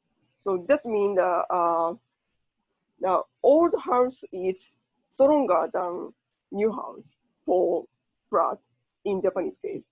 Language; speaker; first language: English; non-native, learner; Japanese